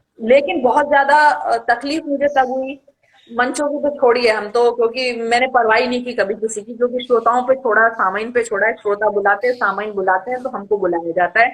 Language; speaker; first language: Hindi; native; Hindi